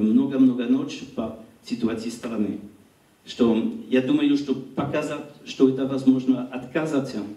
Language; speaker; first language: Russian; non-native, learner; French